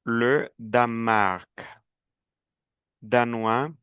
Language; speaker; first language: French; non-native, fluent; Spanish